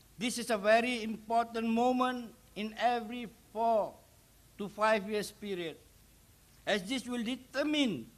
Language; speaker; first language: English; non-native, local second language; Malay